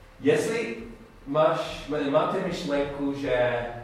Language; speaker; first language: Czech; non-native, learner; English